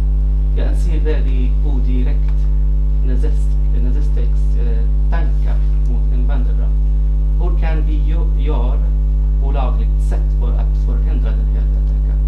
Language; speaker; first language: Swedish; non-native, fluent; Arabic